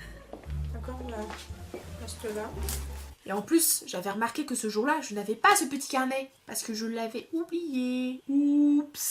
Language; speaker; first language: French; native; French